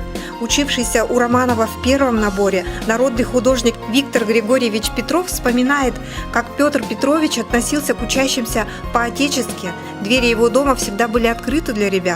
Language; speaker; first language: Russian; native; Russian